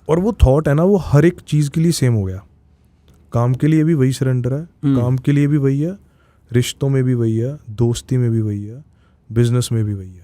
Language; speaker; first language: Hindi; non-native, local second language; Punjabi